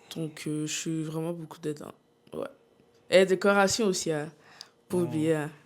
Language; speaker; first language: French; non-native, fluent; Spanish